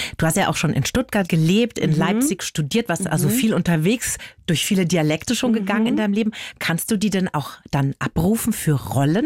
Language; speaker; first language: German; native; German